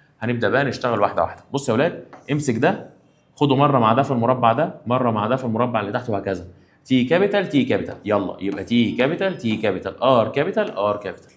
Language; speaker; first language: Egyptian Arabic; native; Egyptian Arabic